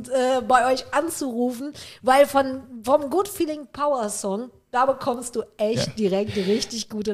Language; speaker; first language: German; native; German